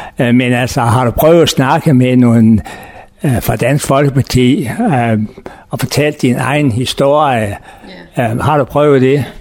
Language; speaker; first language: Danish; native; Danish